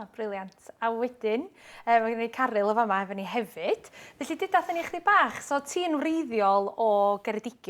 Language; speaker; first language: Welsh; native; Welsh